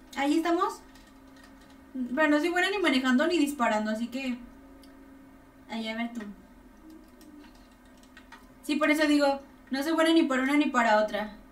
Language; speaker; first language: Spanish; native; Spanish